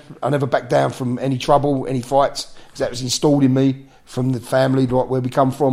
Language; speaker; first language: English; native; English